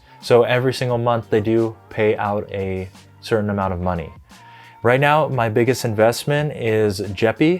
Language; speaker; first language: English; native; English